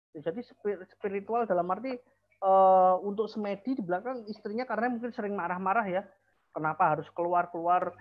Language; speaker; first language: Indonesian; native; Indonesian